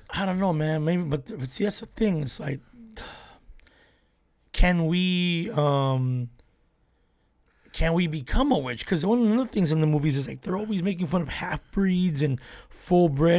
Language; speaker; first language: English; native; English